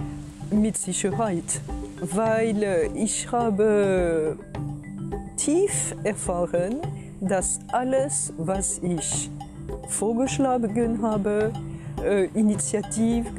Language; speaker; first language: German; non-native, fluent; French